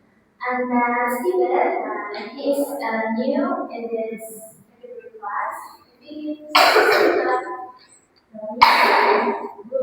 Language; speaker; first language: English; non-native, fluent; Indonesian